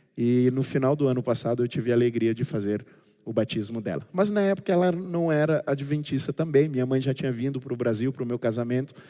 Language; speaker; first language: Portuguese; non-native, local second language; Kabuverdianu